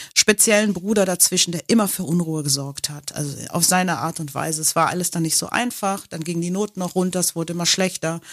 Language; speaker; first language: German; non-native, local second language; English